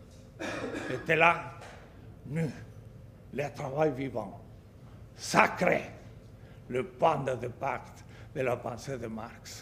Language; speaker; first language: French; non-native, fluent; Spanish